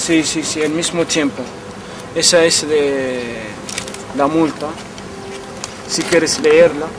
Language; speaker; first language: Spanish; non-native, fluent; Arabic